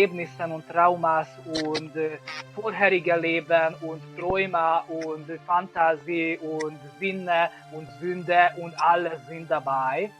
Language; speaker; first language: German; non-native, learner; Hungarian